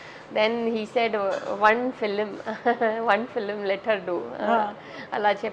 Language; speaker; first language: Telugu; non-native, learner; Malayalam